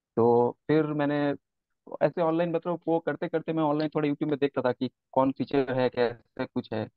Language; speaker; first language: Hindi; non-native, local second language; Bangla